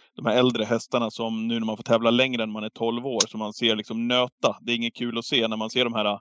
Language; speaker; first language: Swedish; native; Swedish